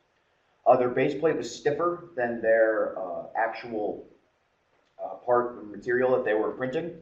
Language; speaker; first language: English; native; English